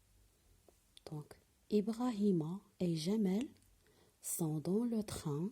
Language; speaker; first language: French; non-native, local second language; Arabic